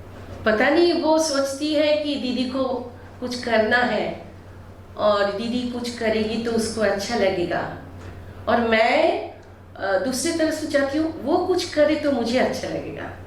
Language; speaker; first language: Hindi; non-native, local second language; Bangla